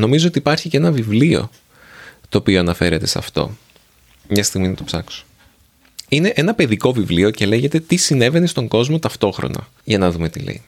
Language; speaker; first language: Greek; native; Greek